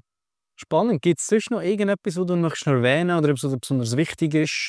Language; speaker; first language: German; native; German